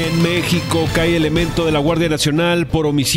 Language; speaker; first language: Spanish; native; Spanish